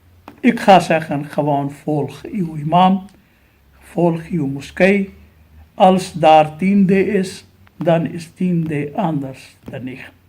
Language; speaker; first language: Dutch; non-native, fluent; Urdu